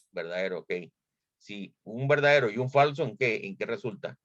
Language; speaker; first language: Spanish; native; Spanish